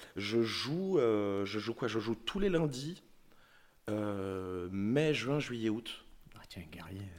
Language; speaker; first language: French; native; French